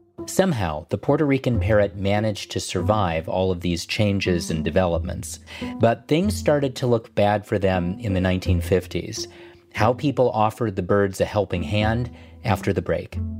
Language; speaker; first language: English; native; English